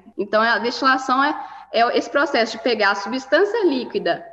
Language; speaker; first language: Portuguese; native; Portuguese